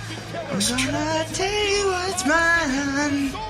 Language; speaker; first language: English; native; English